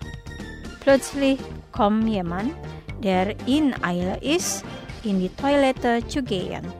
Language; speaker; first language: German; non-native, fluent; Indonesian